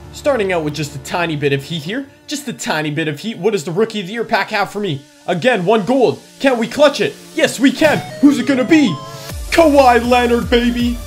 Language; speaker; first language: English; native; English